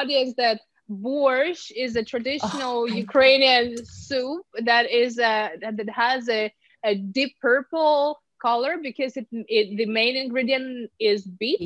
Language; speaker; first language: English; non-native, fluent; Ukrainian